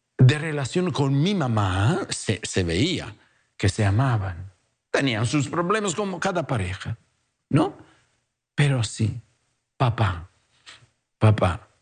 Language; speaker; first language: Spanish; non-native, fluent; Italian